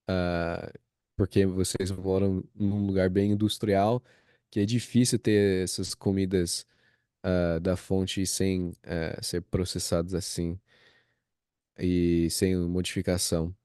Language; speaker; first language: Portuguese; non-native, fluent; English